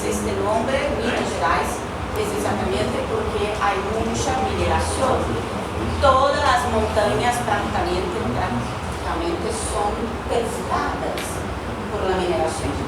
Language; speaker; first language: Spanish; non-native, fluent; Portuguese